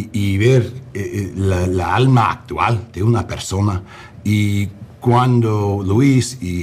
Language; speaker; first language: Spanish; non-native, learner; English